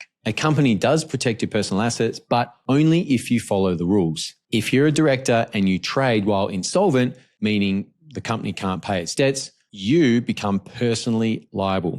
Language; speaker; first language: English; native; English